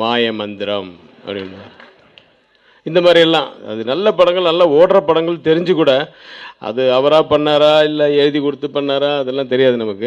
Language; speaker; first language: Tamil; native; Tamil